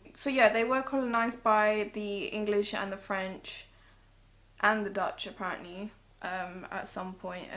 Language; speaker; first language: English; early bilingual, other home language; Morisyen